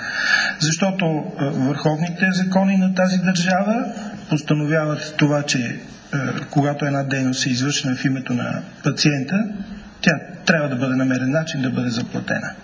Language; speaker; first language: Bulgarian; native; Bulgarian